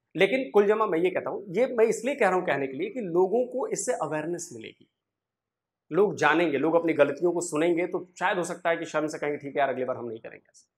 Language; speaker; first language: Hindi; native; Hindi